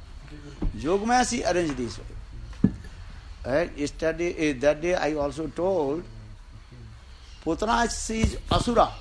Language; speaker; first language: English; non-native, learner; Bangla